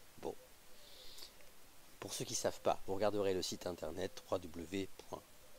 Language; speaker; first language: French; native; French